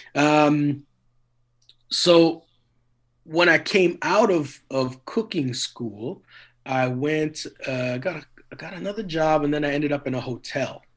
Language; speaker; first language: English; native; English